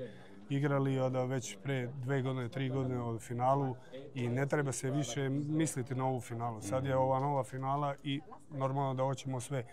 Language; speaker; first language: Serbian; early bilingual, heritage; German